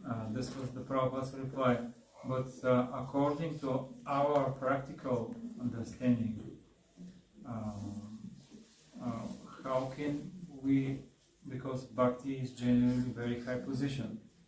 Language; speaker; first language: English; non-native, fluent; Bulgarian